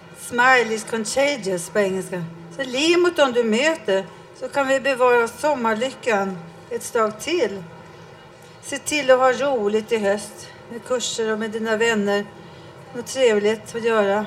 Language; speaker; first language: Swedish; native; Swedish